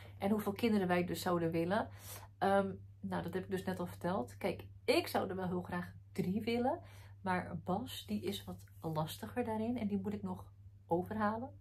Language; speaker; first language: Dutch; early bilingual, other home language; Arabic